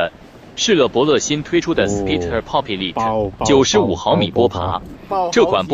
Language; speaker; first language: Chinese; native; Chinese